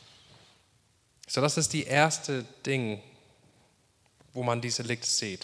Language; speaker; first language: German; non-native, fluent; English